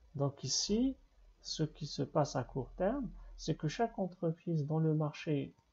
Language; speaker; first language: French; non-native, local second language; Arabic